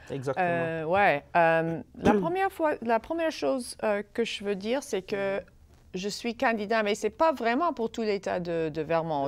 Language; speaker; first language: French; non-native, fluent; English